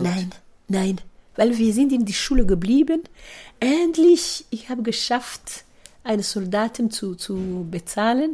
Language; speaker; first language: German; non-native, fluent; Kinyarwanda